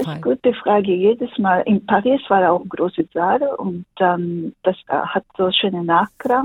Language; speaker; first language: German; non-native, fluent; Japanese